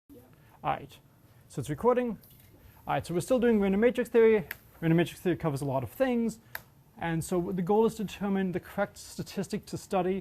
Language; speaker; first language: English; native; English